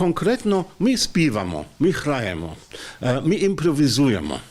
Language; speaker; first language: Ukrainian; non-native, learner; English